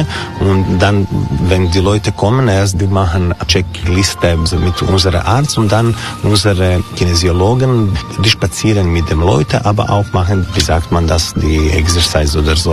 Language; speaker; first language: German; non-native, learner; Croatian